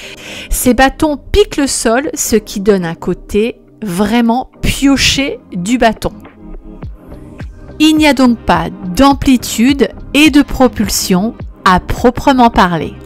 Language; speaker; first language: French; native; French